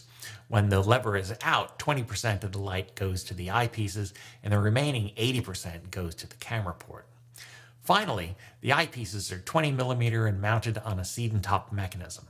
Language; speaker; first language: English; native; English